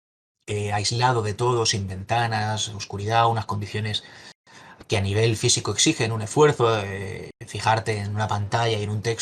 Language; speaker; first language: Spanish; native; Spanish